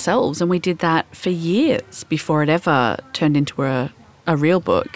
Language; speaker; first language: English; native; English